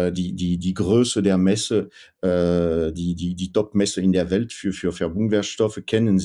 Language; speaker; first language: German; non-native, fluent; French